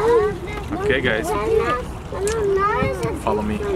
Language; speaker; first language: English; non-native, learner; Ukrainian